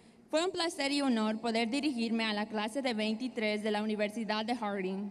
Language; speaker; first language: Spanish; early bilingual, heritage; Spanish